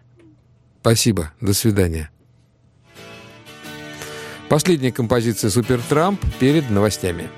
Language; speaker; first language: Russian; native; Russian